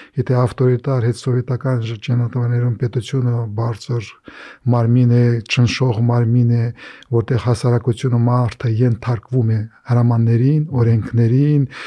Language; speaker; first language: Armenian; native; Armenian